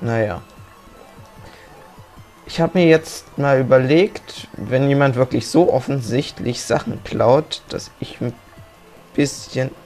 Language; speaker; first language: German; native; German